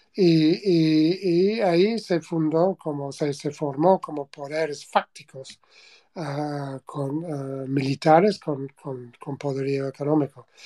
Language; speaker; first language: Spanish; non-native, fluent; English